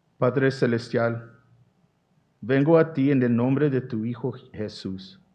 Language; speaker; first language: Spanish; non-native, fluent; English